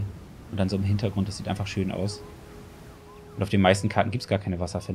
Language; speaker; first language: German; native; German